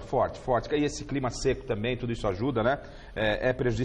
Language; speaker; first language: Portuguese; native; Portuguese